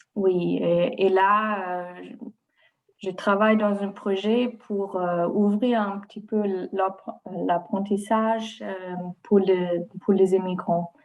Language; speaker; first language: French; non-native, learner; German